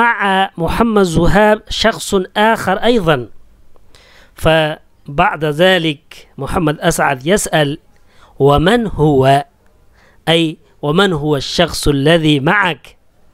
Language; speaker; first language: Urdu; native; Urdu